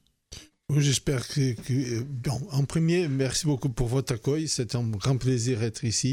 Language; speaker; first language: French; non-native, fluent; Portuguese